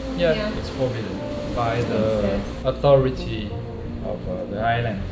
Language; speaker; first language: English; non-native, learner; French